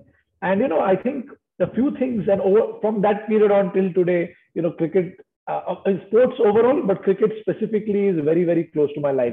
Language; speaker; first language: English; non-native, local second language; Marathi